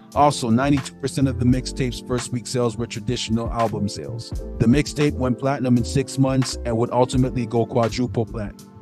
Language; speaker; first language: English; native; English